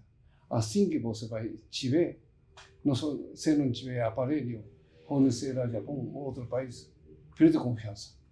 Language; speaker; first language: Portuguese; non-native, learner; Japanese